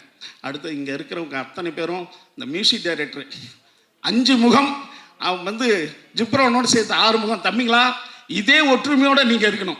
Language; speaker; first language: Tamil; native; Tamil